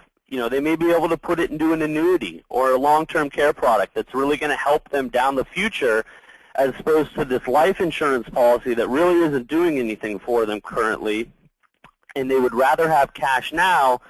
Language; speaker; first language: English; native; English